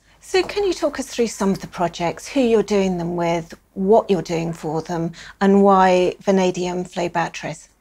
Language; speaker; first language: English; native; English